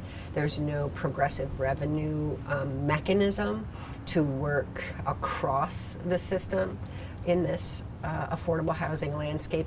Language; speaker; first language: English; native; English